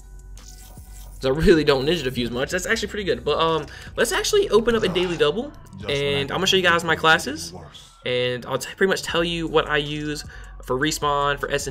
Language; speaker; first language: English; native; English